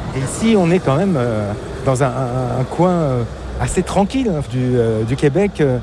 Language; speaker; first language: French; native; French